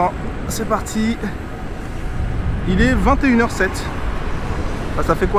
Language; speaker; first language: French; native; French